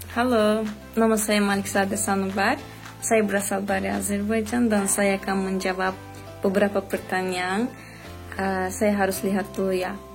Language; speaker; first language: Indonesian; non-native, fluent; Azerbaijani